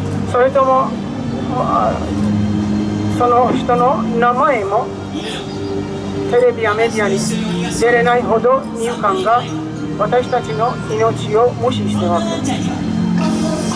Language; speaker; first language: Japanese; non-native, fluent; Persian